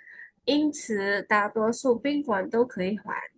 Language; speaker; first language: Chinese; non-native, fluent; Khmer